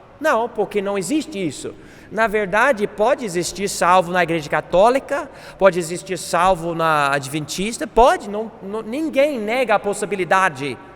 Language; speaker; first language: Portuguese; non-native, fluent; English